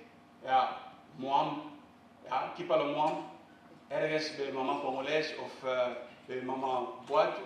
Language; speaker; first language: Dutch; non-native, fluent; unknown